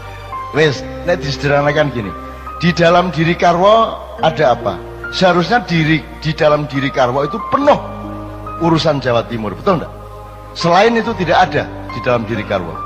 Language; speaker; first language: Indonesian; non-native, local second language; Javanese